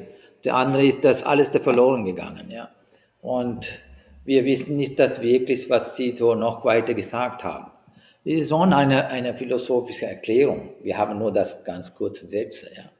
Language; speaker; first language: German; non-native, fluent; Sinhala